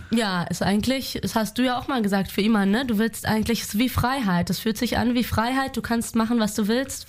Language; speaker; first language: German; native; German